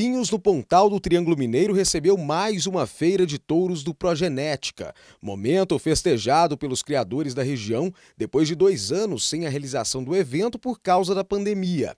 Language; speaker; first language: Portuguese; native; Portuguese